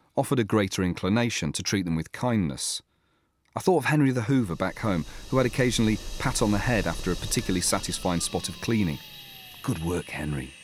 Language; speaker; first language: English; native; English